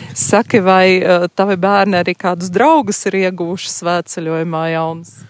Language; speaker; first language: Latvian; native; Latvian